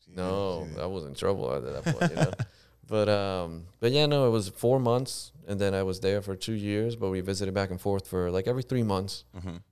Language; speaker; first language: English; early bilingual, other home language; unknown